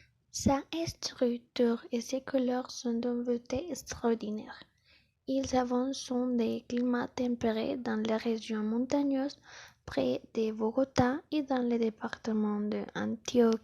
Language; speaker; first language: French; non-native, learner; Spanish